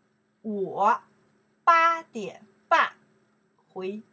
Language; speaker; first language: Chinese; non-native, learner; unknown